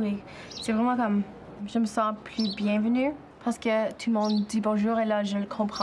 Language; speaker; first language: French; non-native, local second language; English